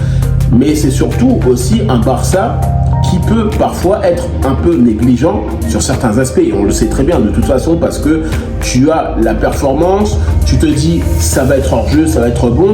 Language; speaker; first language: French; native; French